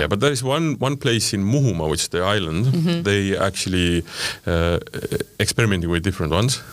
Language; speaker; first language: English; non-native, fluent; Estonian